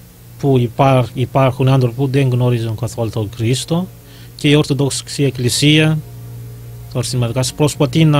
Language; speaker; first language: Greek; non-native, learner; Malagasy